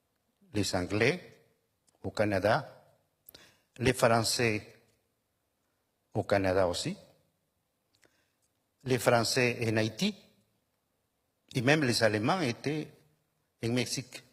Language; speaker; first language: French; non-native, fluent; Spanish